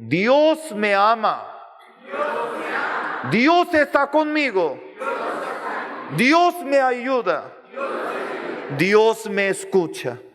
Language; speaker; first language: Spanish; non-native, learner; Korean